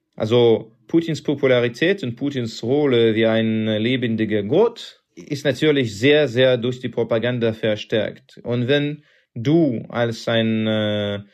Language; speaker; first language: German; non-native, fluent; Russian